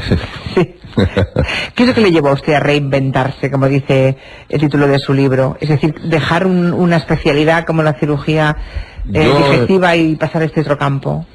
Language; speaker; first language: Spanish; native; Spanish